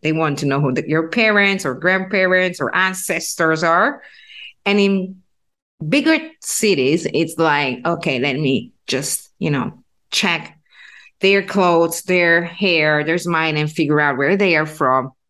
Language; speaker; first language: English; non-native, fluent; Italian